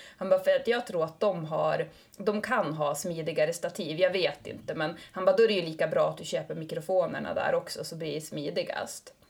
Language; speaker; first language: Swedish; native; Swedish